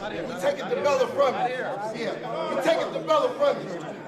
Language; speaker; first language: English; native; English